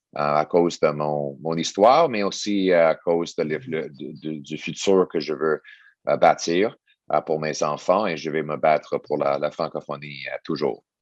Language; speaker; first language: French; early bilingual, other home language; English